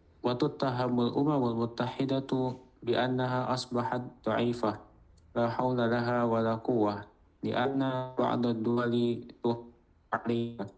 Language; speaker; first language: Arabic; non-native, learner; Indonesian